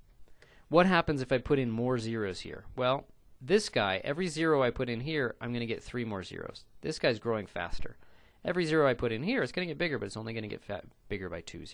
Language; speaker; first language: English; native; English